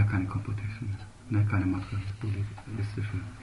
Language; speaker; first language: German; native; German